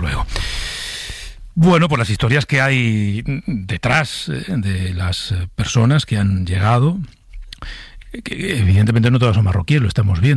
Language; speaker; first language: Spanish; native; Spanish